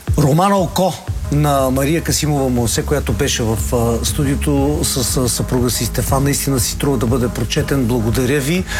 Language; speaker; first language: Bulgarian; native; Bulgarian